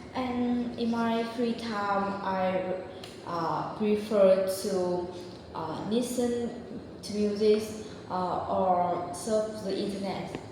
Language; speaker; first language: English; non-native, learner; Vietnamese